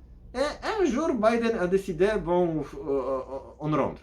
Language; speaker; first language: French; non-native, fluent; Polish